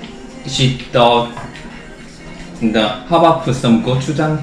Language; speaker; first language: English; non-native, learner; Korean